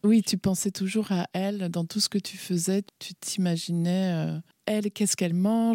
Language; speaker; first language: French; native; French